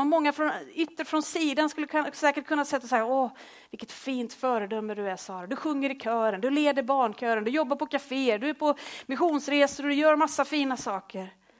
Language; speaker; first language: Swedish; native; Swedish